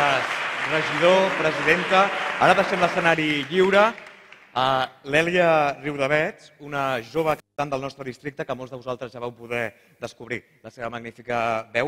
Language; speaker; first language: Catalan; native; Catalan